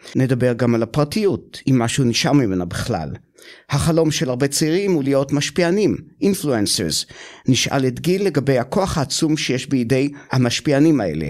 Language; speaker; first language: Hebrew; native; Hebrew